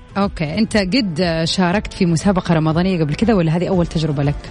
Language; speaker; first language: Arabic; native; Arabic